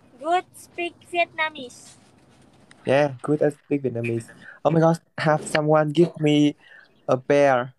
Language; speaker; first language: English; non-native, learner; Vietnamese